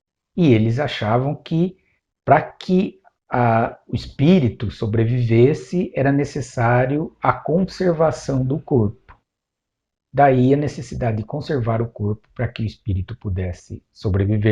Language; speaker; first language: Portuguese; native; Portuguese